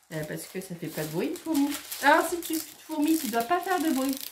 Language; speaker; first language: French; native; French